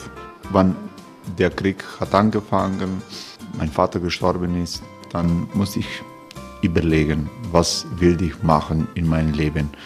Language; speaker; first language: German; non-native, fluent; Croatian